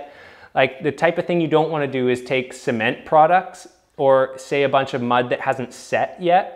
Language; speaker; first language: English; native; English